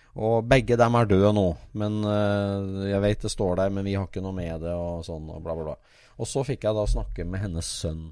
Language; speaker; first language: Norwegian; native; Norwegian